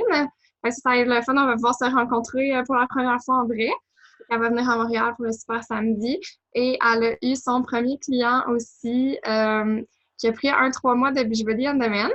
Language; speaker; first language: French; native; French